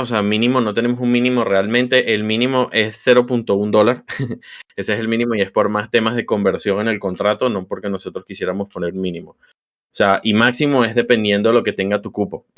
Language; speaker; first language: Spanish; native; Spanish